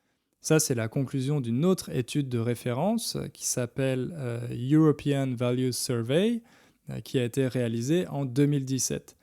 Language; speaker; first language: French; native; French